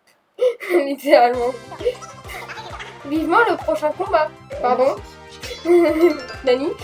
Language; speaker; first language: French; native; French